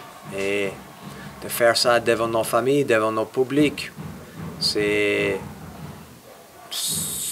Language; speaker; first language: French; non-native, fluent; English